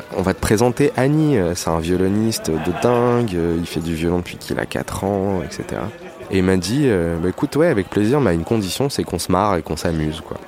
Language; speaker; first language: French; native; French